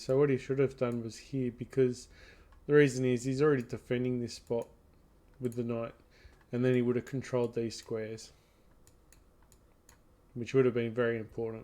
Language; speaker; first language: English; native; English